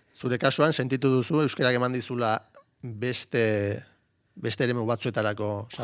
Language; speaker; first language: Basque; native; Basque